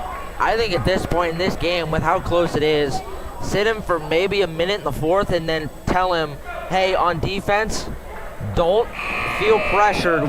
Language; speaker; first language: English; native; English